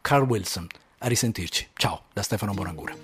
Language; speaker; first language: Italian; native; Italian